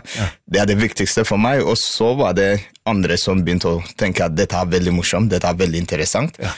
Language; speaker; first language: Norwegian; non-native, fluent; Swahili